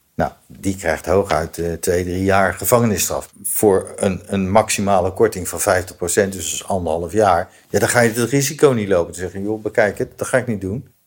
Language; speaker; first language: Dutch; native; Dutch